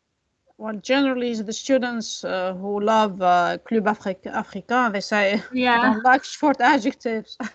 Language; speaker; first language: English; non-native, fluent; Arabic